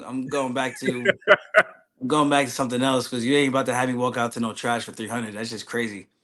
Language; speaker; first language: English; native; English